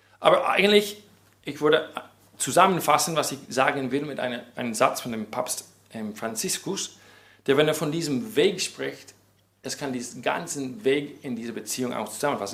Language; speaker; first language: German; non-native, fluent; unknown